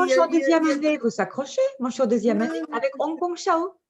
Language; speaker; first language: French; native; French